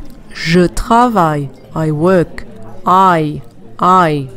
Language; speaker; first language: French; non-native, fluent; English